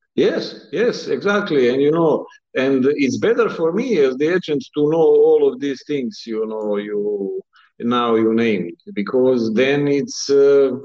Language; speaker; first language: English; non-native, fluent; Bosnian